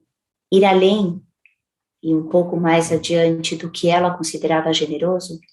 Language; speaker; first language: Portuguese; native; Portuguese